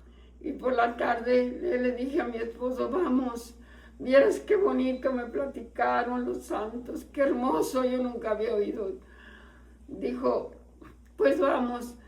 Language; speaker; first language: Spanish; native; Spanish